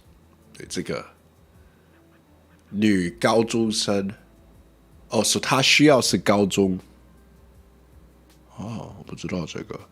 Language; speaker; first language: Chinese; non-native, learner; English